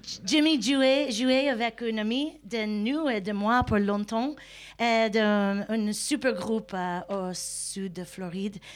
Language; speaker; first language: French; non-native, learner; English